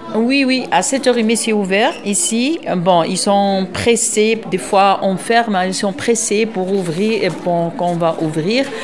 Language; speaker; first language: French; non-native, local second language; Arabic